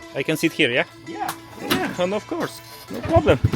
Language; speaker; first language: English; non-native, learner; Polish